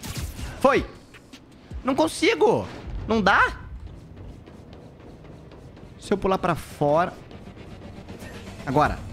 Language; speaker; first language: Portuguese; native; Portuguese